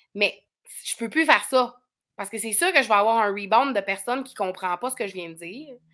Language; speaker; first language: French; native; French